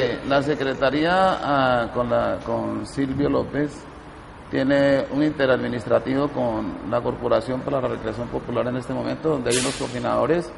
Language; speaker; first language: Spanish; native; Spanish